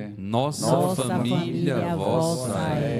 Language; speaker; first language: Portuguese; native; Portuguese